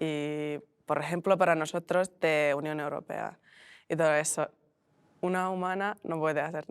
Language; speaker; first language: Spanish; non-native, learner; Finnish